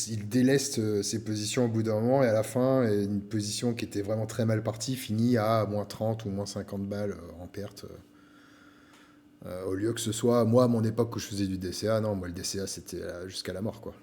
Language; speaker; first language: French; native; French